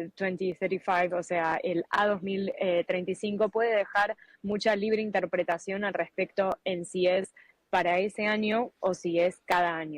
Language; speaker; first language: Spanish; native; Spanish